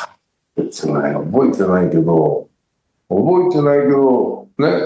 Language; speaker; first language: Japanese; native; Japanese